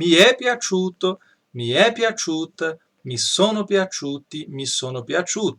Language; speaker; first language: Italian; non-native, fluent; Portuguese